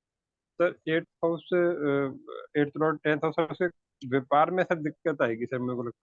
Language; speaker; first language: Hindi; native; Hindi